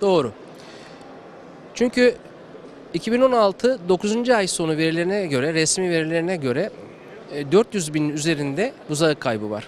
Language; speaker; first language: Turkish; native; Turkish